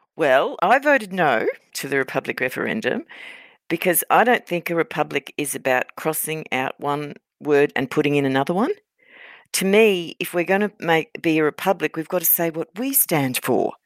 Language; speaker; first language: English; native; English